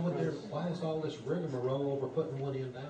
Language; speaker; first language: English; native; English